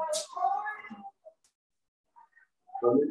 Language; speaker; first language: English; non-native, fluent; Spanish